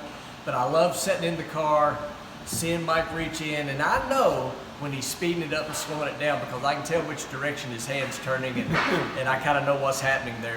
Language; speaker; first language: English; native; English